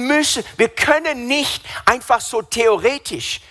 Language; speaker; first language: German; non-native, fluent; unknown